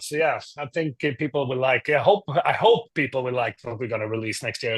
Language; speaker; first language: English; non-native, fluent; Swedish